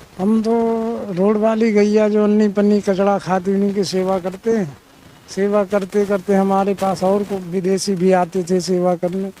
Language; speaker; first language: Hindi; native; Hindi